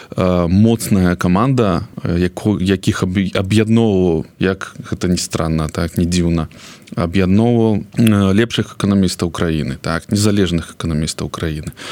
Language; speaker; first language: Belarusian; non-native, local second language; Russian